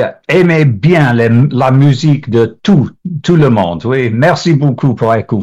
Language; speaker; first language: French; non-native, learner; English